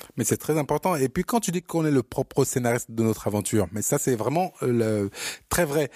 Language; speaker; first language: French; early bilingual, other home language; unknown